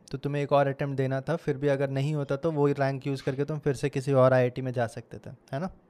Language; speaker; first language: Hindi; native; Hindi